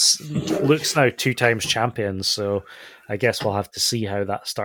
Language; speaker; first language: English; native; English